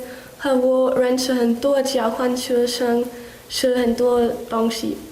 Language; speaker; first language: Chinese; non-native, learner; German